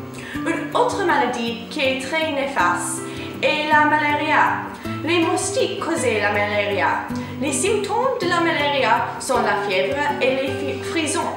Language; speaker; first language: French; non-native, learner; English